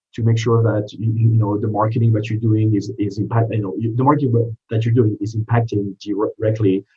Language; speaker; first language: English; non-native, fluent; French